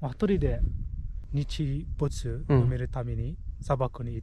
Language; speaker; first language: Japanese; non-native, learner; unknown